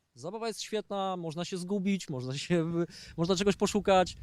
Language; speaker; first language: Polish; native; Polish